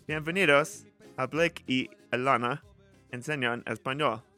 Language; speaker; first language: Spanish; non-native, learner; English